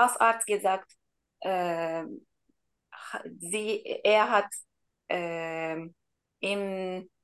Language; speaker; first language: German; non-native, learner; Turkish